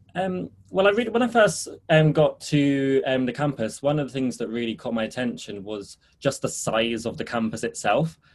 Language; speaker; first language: English; early bilingual, heritage; English